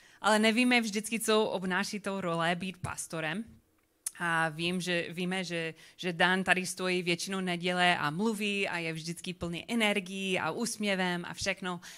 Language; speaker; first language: Czech; non-native, learner; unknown